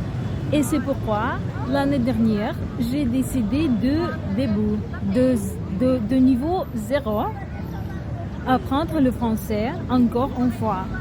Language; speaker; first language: French; non-native, learner; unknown